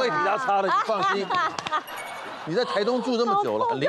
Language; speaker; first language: Chinese; native; Chinese